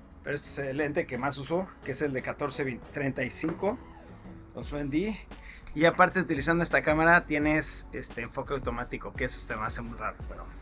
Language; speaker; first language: Spanish; native; Spanish